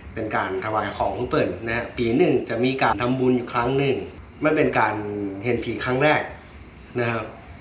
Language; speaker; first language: Thai; native; Thai